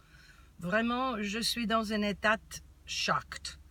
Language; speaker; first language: French; non-native, learner; English